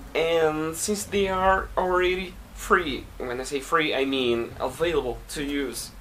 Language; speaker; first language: English; non-native, fluent; Portuguese